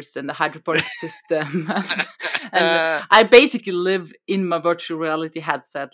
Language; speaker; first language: English; non-native, fluent; German